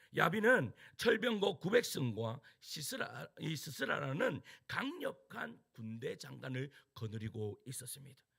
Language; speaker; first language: Korean; native; Korean